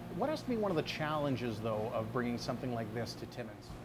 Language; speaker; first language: English; native; English